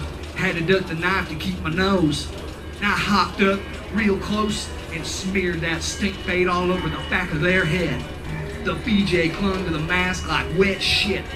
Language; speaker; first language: English; native; English